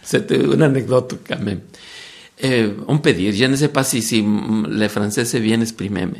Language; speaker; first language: French; non-native, fluent; Spanish